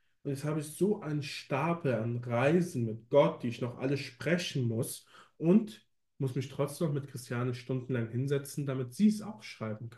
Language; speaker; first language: German; native; German